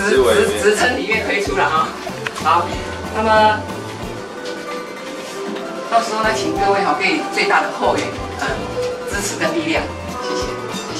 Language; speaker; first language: Chinese; native; Chinese